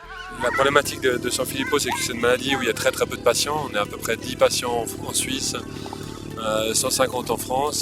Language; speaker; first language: French; native; French